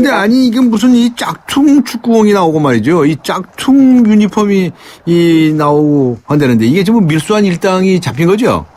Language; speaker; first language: Korean; native; Korean